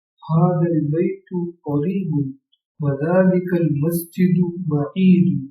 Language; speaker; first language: Arabic; non-native, fluent; Urdu